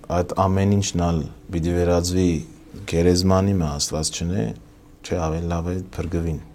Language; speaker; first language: Armenian; early bilingual, heritage; Armenian